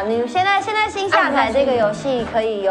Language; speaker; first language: Chinese; native; Chinese